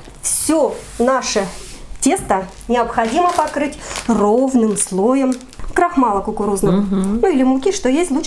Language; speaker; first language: Russian; native; Russian